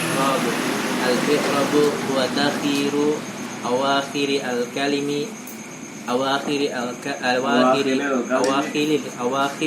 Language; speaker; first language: Arabic; non-native, learner; Indonesian